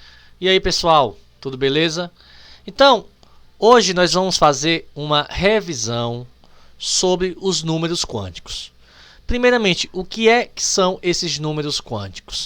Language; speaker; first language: Portuguese; native; Portuguese